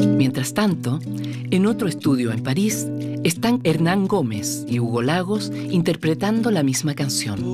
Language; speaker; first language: Spanish; native; Spanish